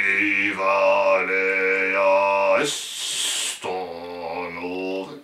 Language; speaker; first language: Spanish; non-native, learner; French